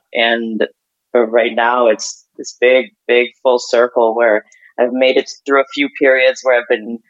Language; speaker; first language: English; early bilingual, other home language; Ukrainian